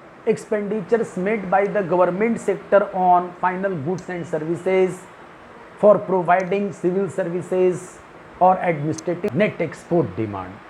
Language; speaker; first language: English; non-native, local second language; Hindi